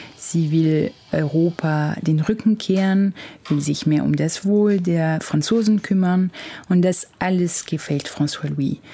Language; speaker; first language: German; non-native, fluent; French